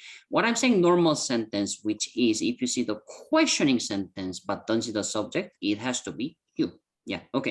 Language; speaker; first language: English; non-native, fluent; Korean